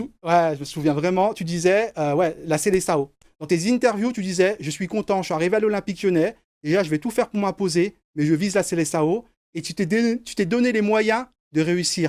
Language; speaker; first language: French; native; French